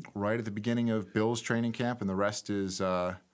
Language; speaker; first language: English; native; English